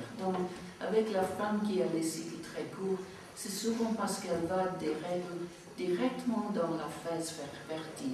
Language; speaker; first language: French; non-native, fluent; English